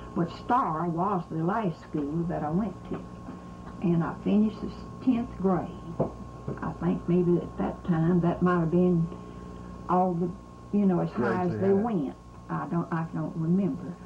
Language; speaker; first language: English; native; English